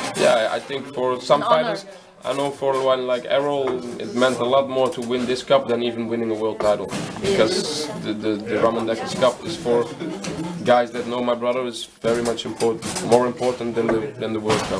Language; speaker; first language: English; non-native, fluent; Dutch